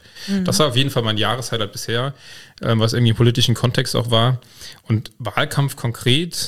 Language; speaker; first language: German; native; German